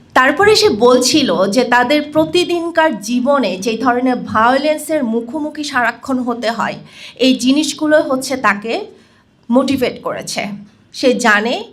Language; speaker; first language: Bangla; non-native, local second language; Chakma